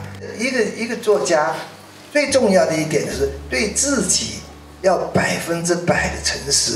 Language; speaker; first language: Chinese; native; Chinese